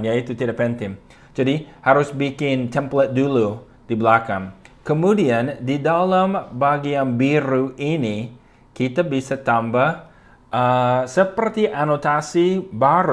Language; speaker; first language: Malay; non-native, fluent; English